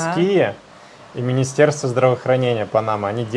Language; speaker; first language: Russian; native; Russian